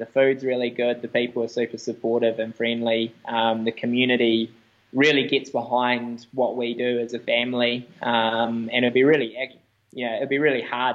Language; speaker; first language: English; native; English